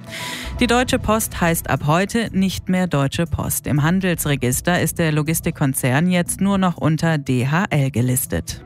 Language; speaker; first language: German; native; German